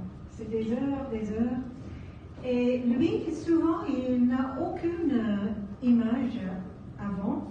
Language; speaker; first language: French; non-native, fluent; English